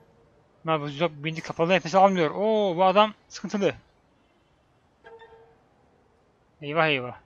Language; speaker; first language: Turkish; native; Turkish